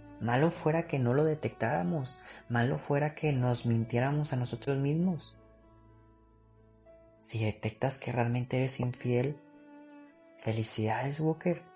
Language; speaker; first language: Spanish; native; Spanish